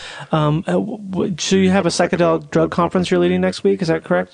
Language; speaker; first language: English; native; English